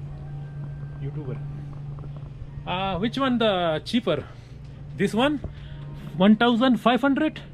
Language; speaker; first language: English; non-native, learner; Urdu